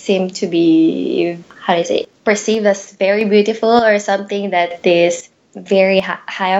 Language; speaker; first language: English; non-native, local second language; Pampanga